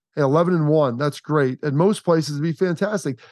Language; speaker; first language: English; native; English